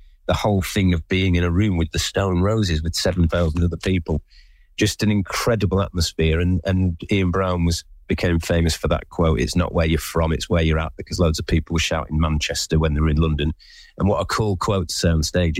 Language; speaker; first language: English; native; English